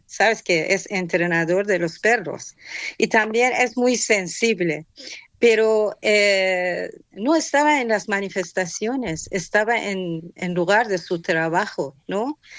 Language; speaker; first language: Spanish; non-native, fluent; Persian